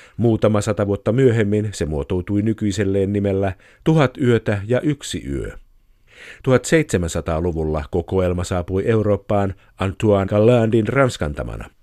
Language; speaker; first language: Finnish; native; Finnish